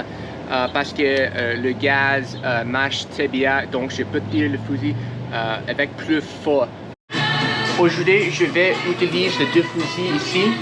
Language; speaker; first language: French; non-native, learner; English